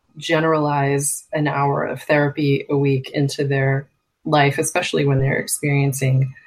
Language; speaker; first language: English; native; English